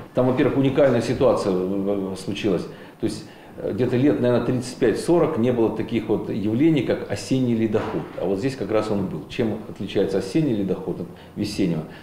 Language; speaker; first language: Russian; native; Russian